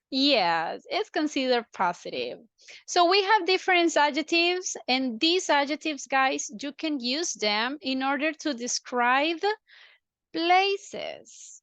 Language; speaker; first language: English; non-native, fluent; Spanish